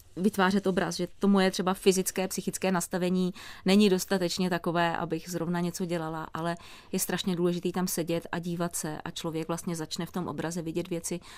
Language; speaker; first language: Czech; native; Czech